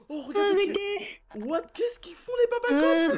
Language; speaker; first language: French; native; French